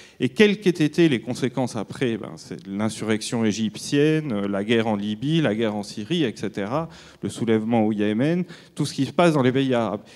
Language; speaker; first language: French; native; French